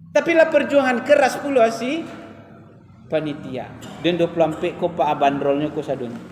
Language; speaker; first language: Malay; non-native, local second language; Minangkabau